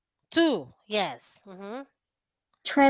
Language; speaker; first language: English; non-native, fluent; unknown